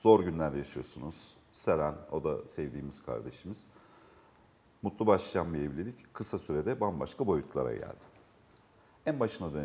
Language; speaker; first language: Turkish; native; Turkish